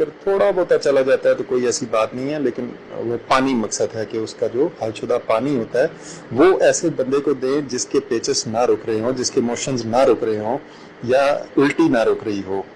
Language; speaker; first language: Urdu; non-native, local second language; Punjabi